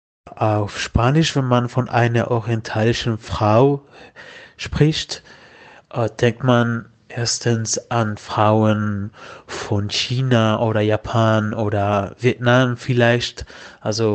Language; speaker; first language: German; non-native, fluent; Spanish